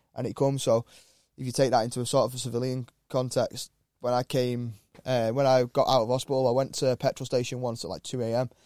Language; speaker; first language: English; native; English